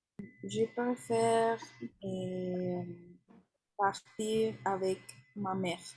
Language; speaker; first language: French; non-native, learner; Spanish